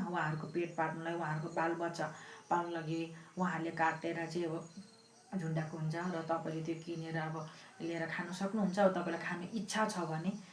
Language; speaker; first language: Nepali; non-native, local second language; Eastern Tamang